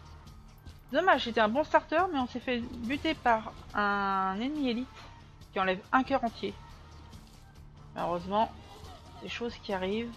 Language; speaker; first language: French; native; French